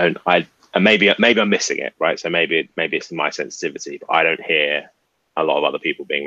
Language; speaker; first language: English; native; English